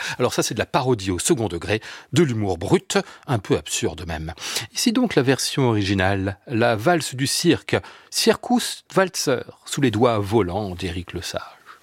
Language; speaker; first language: French; native; French